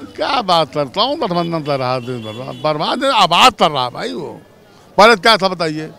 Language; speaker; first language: Hindi; native; Hindi